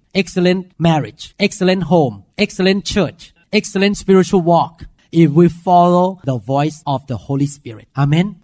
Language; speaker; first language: English; non-native, fluent; Thai